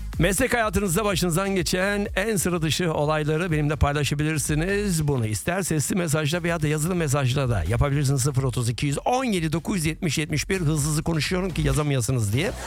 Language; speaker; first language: Turkish; early bilingual, heritage; Turkish